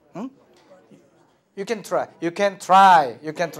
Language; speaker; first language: English; non-native, fluent; Korean